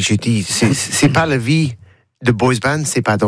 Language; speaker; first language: French; non-native, learner; English